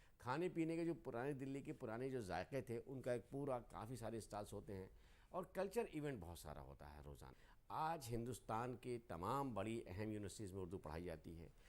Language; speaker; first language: Urdu; native; Urdu